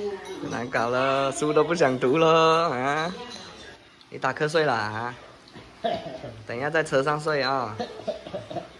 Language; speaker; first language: Chinese; native; Chinese